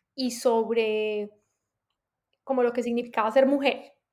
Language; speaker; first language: Spanish; native; Spanish